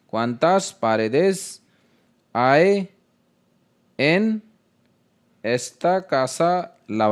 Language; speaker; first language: Spanish; non-native, learner; Hindi